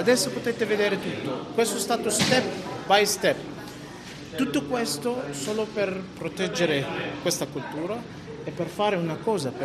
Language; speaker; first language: Italian; non-native, fluent; Arabic